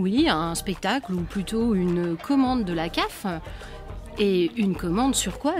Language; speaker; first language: French; native; French